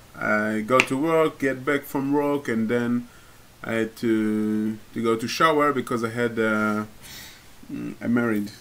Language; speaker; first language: English; non-native, fluent; Hebrew